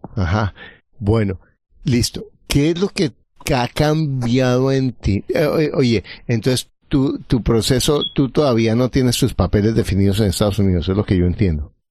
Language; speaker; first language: Spanish; native; Spanish